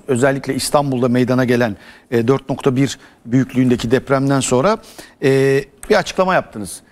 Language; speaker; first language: Turkish; native; Turkish